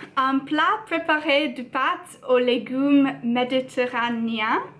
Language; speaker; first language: French; non-native, learner; English